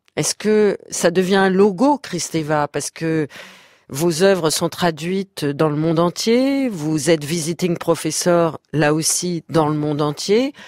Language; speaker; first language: French; native; French